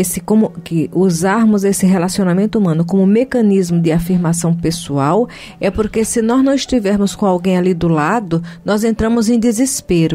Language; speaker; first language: Portuguese; native; Portuguese